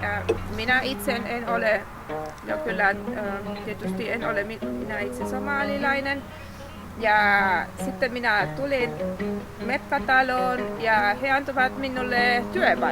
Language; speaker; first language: Finnish; non-native, learner; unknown